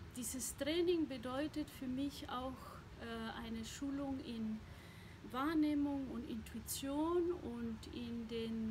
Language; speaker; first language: German; non-native, fluent; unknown